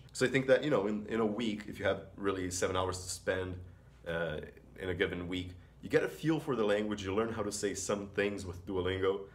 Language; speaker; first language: English; non-native, fluent; Portuguese